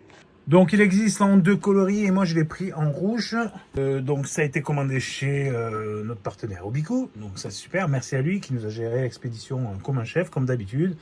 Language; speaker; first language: French; native; French